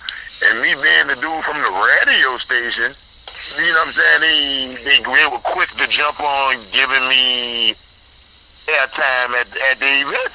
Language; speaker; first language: English; native; English